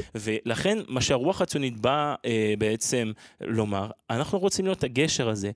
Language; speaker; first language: Hebrew; non-native, fluent; French